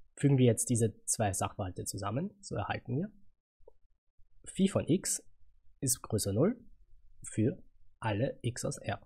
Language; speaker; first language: German; native; German